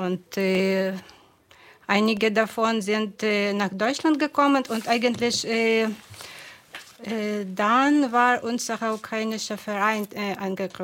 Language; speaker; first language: German; non-native, fluent; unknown